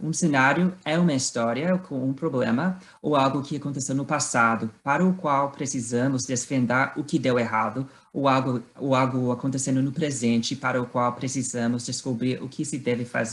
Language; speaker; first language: Portuguese; non-native, fluent; English